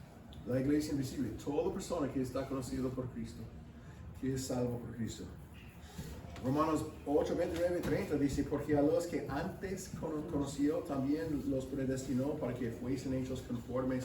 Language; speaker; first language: Spanish; non-native, fluent; English